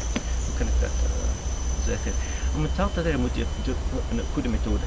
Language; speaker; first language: Dutch; non-native, learner; English